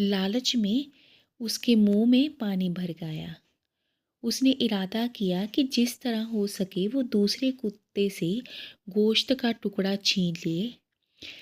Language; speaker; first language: Hindi; non-native, local second language; Punjabi